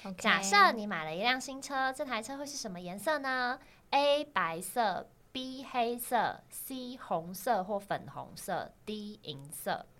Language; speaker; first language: Chinese; native; Chinese